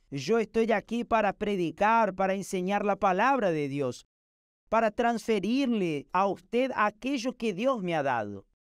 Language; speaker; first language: Spanish; non-native, fluent; Portuguese